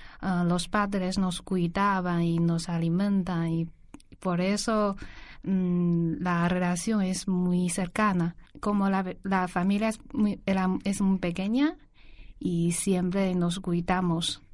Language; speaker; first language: Spanish; non-native, learner; Chinese